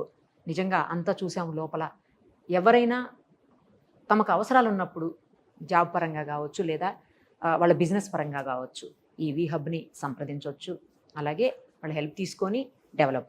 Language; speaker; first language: Telugu; native; Telugu